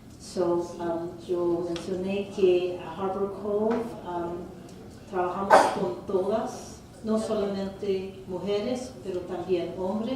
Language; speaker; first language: Spanish; non-native, fluent; English